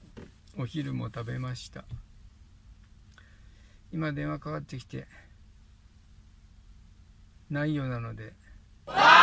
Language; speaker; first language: Japanese; native; Japanese